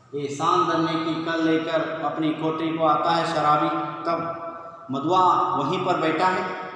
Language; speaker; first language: Hindi; non-native, local second language; Kannada